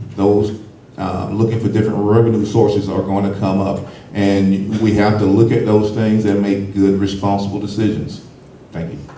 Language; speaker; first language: English; native; English